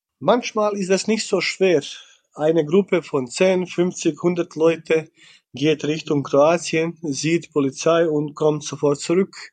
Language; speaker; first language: German; non-native, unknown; Bosnian